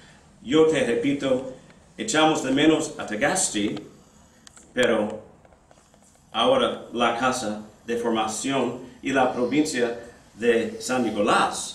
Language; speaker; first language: Spanish; non-native, fluent; English